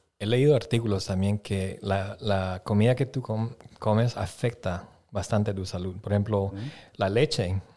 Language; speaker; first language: Spanish; early bilingual, heritage; Spanish